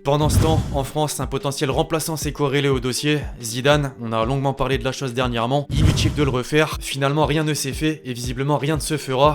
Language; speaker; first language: French; native; French